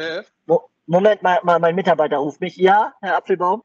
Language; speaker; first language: German; native; German